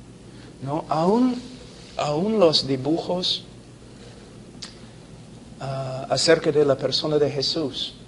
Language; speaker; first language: Spanish; non-native, fluent; English